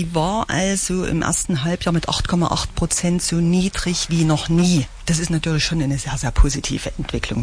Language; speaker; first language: German; native; German